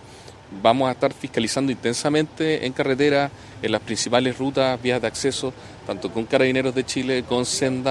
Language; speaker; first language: Spanish; native; Spanish